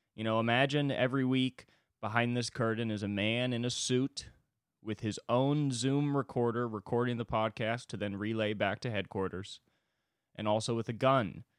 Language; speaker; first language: English; native; English